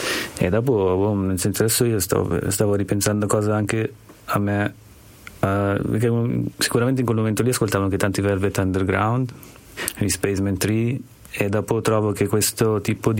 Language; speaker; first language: Italian; native; Italian